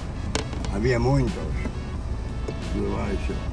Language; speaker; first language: Spanish; non-native, learner; Portuguese